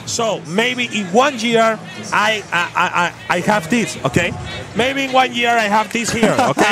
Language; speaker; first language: English; non-native, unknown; Spanish